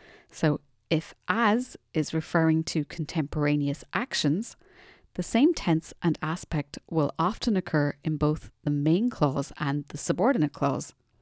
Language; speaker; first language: English; native; English